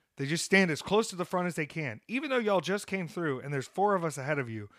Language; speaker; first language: English; native; English